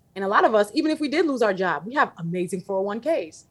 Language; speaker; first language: English; early bilingual, other home language; Yoruba